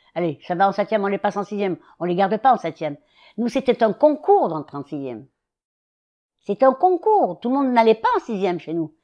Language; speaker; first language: French; native; French